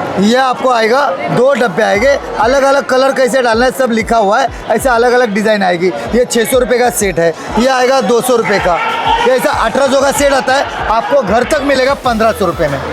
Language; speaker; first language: Hindi; native; Hindi